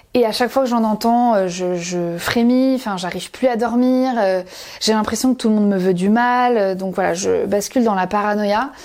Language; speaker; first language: French; native; French